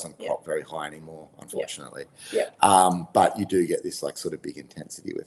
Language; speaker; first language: English; native; English